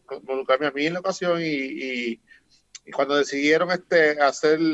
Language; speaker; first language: Spanish; native; Spanish